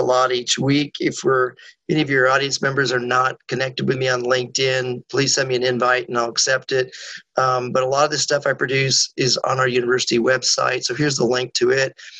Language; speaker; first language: English; native; English